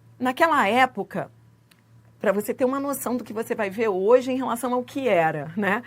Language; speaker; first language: Portuguese; native; Portuguese